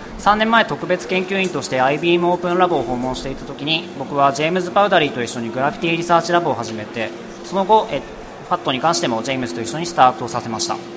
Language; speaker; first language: Japanese; native; Japanese